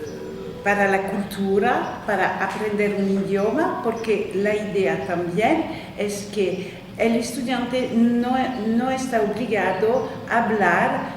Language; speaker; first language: Spanish; non-native, fluent; French